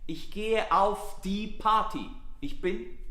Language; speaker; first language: German; non-native, fluent; Italian